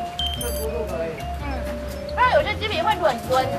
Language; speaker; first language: Chinese; native; Chinese